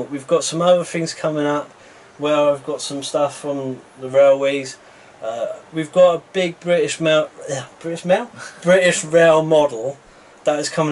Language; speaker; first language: English; native; English